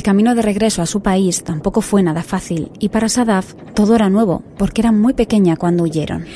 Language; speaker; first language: Spanish; native; Spanish